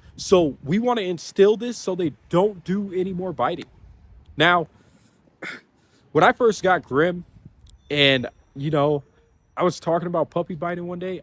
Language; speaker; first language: English; native; English